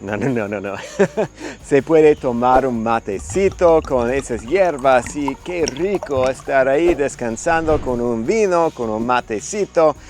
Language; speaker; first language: Spanish; non-native, fluent; English